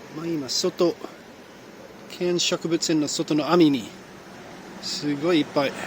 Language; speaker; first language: Japanese; non-native, fluent; English